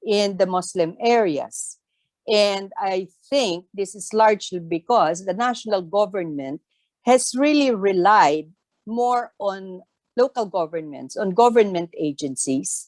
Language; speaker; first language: English; non-native, local second language; Tausug